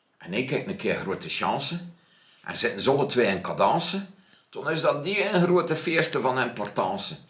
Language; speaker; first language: Dutch; native; Dutch